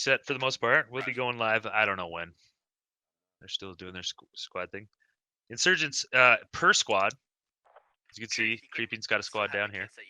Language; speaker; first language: English; native; English